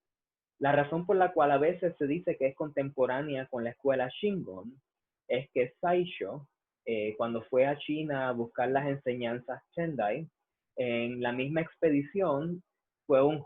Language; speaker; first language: Spanish; native; Spanish